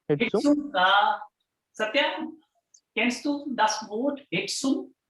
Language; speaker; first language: German; non-native, fluent; Hindi